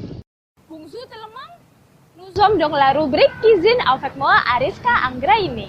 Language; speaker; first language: French; non-native, learner; Indonesian